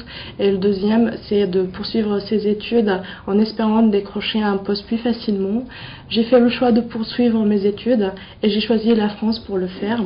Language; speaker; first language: French; non-native, local second language; Arabic